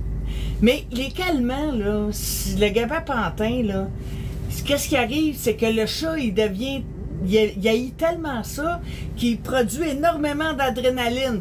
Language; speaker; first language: French; native; French